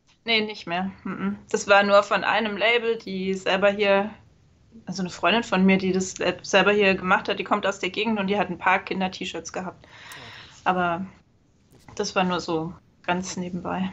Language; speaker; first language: German; native; German